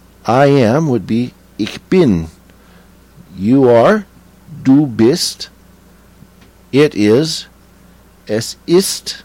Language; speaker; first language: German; non-native, learner; English